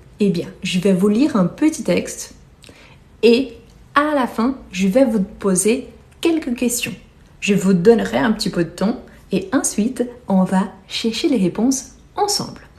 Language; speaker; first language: French; non-native, fluent; Portuguese